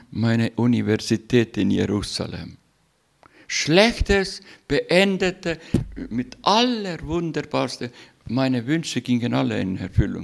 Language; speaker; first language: German; non-native, learner; Russian